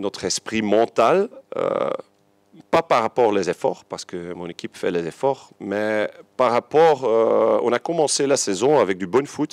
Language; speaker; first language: French; non-native, local second language; Dutch